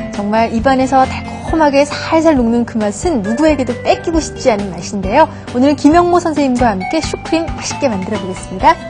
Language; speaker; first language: Korean; native; Korean